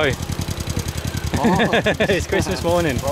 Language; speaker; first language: English; native; English